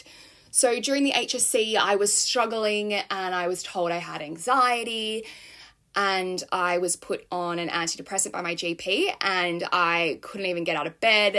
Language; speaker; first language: English; native; English